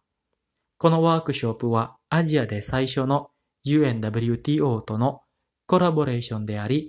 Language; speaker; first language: Japanese; non-native, fluent; Indonesian